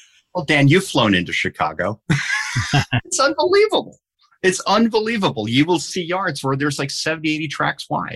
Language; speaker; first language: English; early bilingual, heritage; English